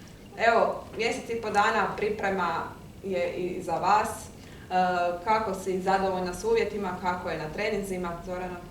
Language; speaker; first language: Croatian; native; Croatian